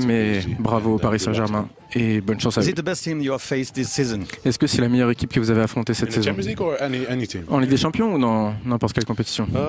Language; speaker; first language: French; native; French